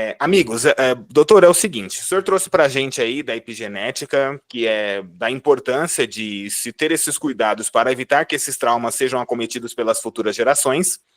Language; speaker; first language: Portuguese; native; Portuguese